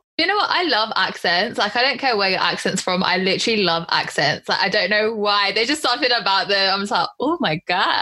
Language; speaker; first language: English; early bilingual, other home language; Punjabi